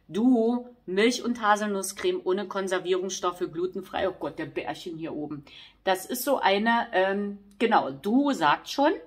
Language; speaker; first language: German; native; German